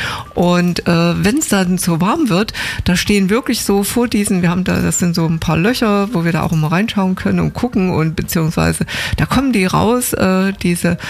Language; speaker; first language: German; native; German